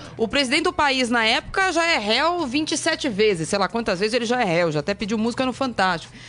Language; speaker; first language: Portuguese; native; Portuguese